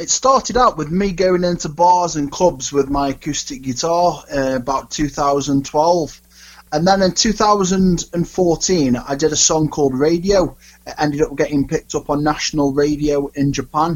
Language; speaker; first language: English; native; English